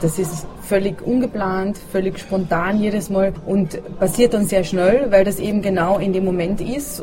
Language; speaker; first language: German; native; German